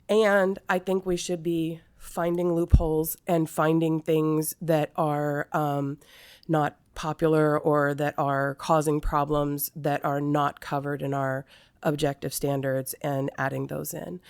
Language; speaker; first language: English; native; English